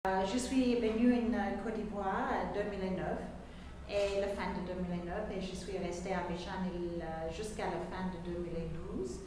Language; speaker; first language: French; non-native, fluent; English